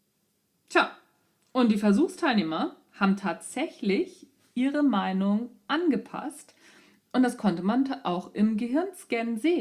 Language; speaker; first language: German; native; German